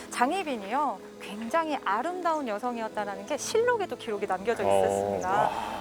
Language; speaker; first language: Korean; native; Korean